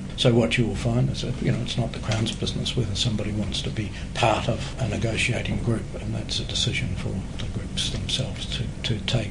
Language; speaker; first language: English; native; English